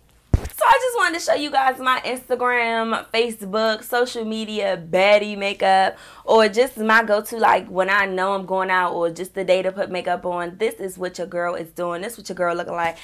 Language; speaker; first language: English; native; English